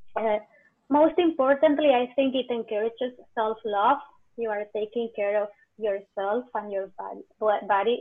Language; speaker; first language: English; non-native, fluent; Spanish